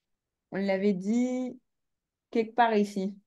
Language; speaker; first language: French; native; French